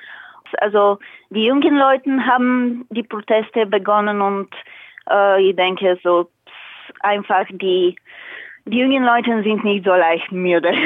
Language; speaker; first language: German; non-native, fluent; Bulgarian